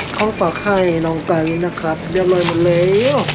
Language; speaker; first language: Thai; non-native, fluent; Korean